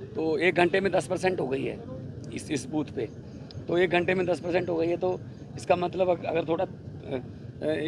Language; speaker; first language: Hindi; non-native, local second language; Punjabi